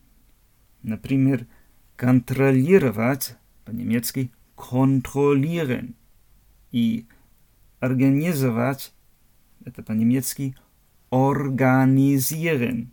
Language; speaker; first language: Russian; non-native, fluent; German